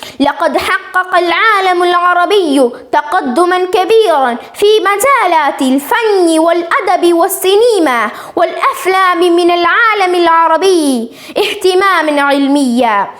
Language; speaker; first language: Arabic; non-native, learner; Malayalam